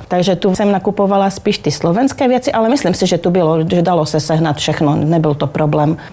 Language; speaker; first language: Czech; native; Czech